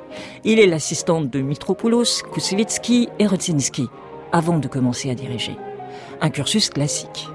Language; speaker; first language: French; native; French